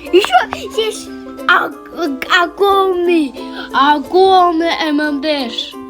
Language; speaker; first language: Russian; non-native, local second language; Kazakh